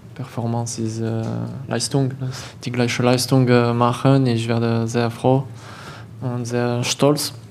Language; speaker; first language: German; non-native, learner; French